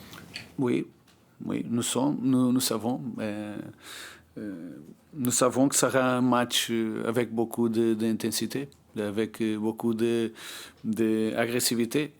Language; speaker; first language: French; non-native, learner; Portuguese